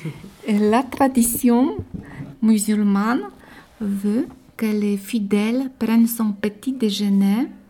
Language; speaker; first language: French; non-native, learner; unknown